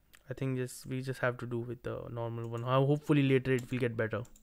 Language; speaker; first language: English; non-native, local second language; Hindi